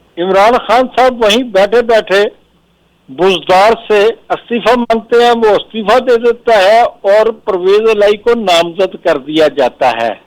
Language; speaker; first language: Urdu; native; Urdu